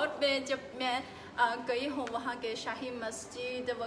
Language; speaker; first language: Hindi; non-native, fluent; Chinese